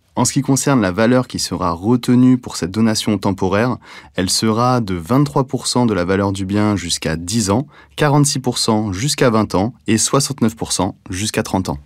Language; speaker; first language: French; native; French